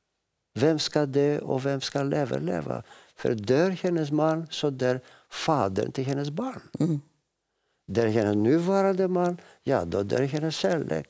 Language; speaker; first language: Swedish; non-native, fluent; Greek